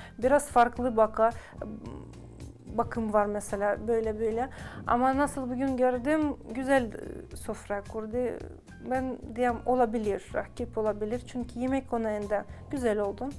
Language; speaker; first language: Turkish; non-native, learner; Swedish